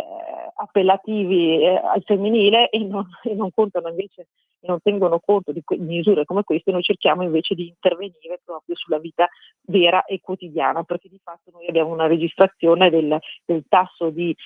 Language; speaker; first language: Italian; native; Italian